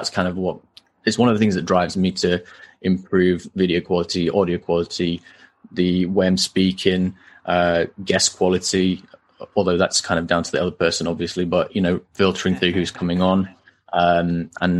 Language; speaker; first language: English; native; English